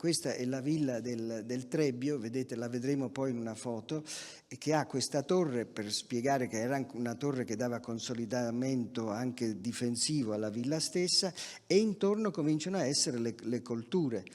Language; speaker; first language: Italian; native; Italian